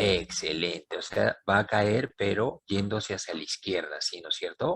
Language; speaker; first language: Spanish; native; Spanish